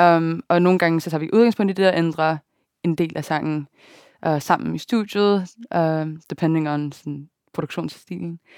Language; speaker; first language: Danish; early bilingual, other home language; Japanese